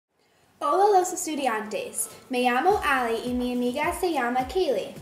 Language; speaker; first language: Spanish; non-native, learner; English